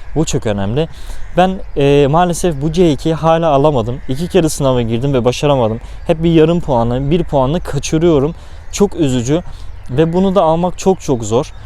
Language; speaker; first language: Turkish; early bilingual, heritage; Turkish